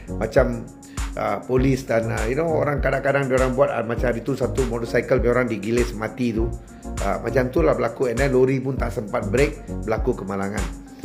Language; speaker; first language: Malay; non-native, local second language; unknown